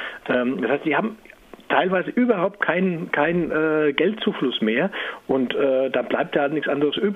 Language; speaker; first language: German; native; German